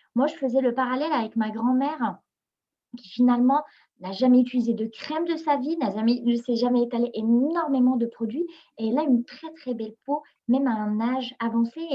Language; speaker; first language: French; non-native, local second language; Arabic